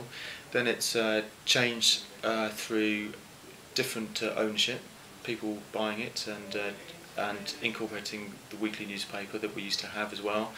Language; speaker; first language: English; native; English